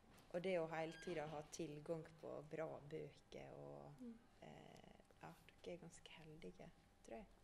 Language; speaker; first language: Norwegian; native; Norwegian